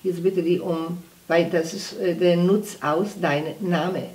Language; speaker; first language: German; non-native, learner; Polish